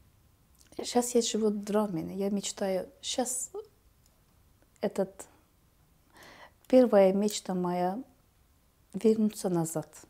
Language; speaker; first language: Russian; non-native, learner; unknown